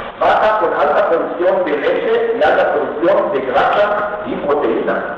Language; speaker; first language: Spanish; non-native, fluent; Hebrew